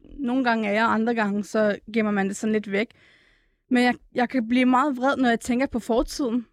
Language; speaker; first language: Danish; early bilingual, other home language; Turkish